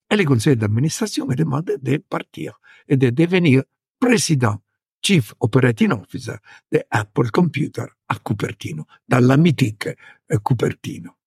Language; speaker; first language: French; non-native, fluent; Italian